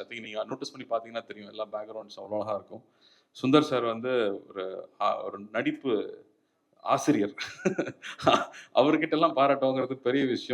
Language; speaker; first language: Tamil; native; Tamil